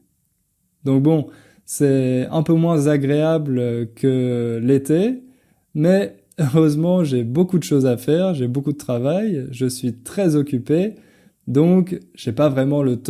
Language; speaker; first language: French; native; French